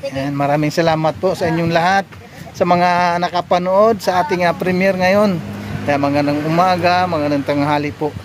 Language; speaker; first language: Filipino; native; Filipino